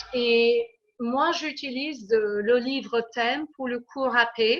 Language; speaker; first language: French; non-native, fluent; English